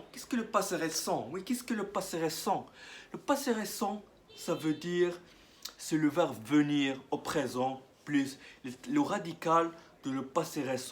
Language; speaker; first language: French; non-native, learner; Arabic